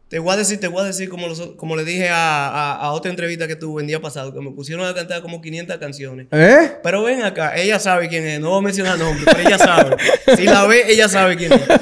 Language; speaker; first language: Spanish; native; Spanish